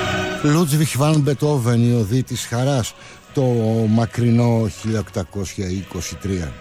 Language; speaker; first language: Greek; native; Greek